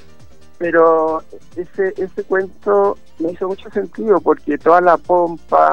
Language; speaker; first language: Spanish; native; Spanish